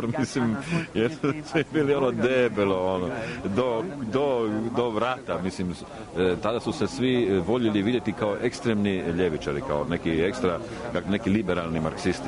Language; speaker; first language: Croatian; native; Croatian